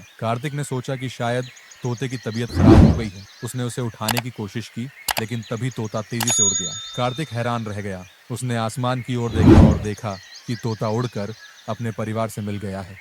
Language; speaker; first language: Hindi; native; Hindi